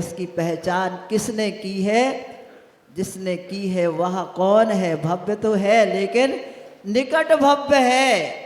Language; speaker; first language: Hindi; native; Hindi